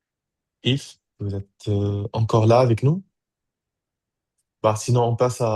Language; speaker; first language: French; native; French